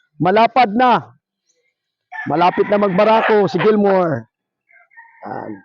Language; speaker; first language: Filipino; non-native, local second language; Surigaonon